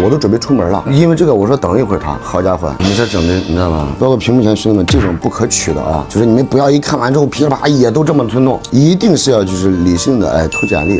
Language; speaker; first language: Chinese; native; Chinese